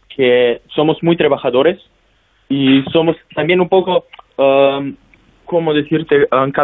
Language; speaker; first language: Spanish; non-native, fluent; Slovenian